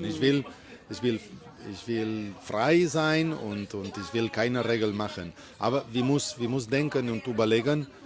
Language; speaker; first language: German; non-native, learner; Spanish